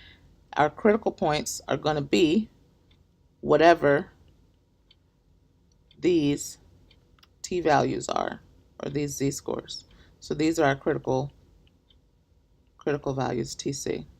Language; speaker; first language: English; native; English